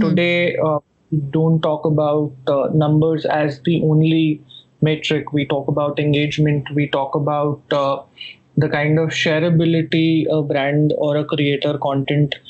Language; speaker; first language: English; non-native, local second language; Hindi